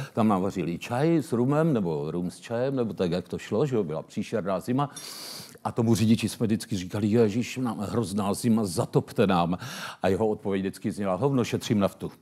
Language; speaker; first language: Czech; native; Czech